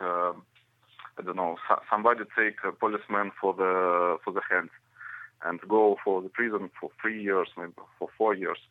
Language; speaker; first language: English; non-native, learner; Russian